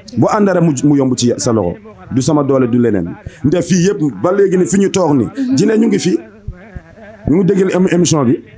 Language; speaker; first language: Wolof; non-native, fluent; Bambara